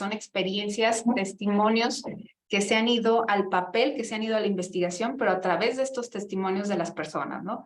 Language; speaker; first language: Spanish; native; Spanish